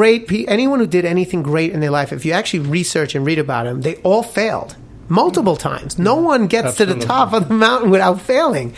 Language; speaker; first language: English; native; English